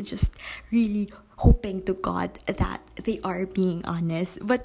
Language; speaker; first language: English; non-native, local second language; Kinaray-a